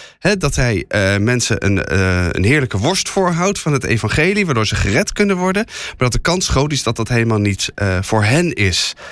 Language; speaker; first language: Dutch; native; Dutch